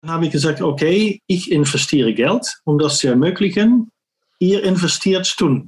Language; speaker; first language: German; non-native, fluent; Dutch